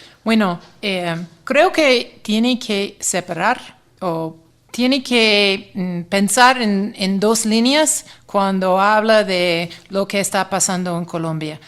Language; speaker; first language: Spanish; non-native, fluent; English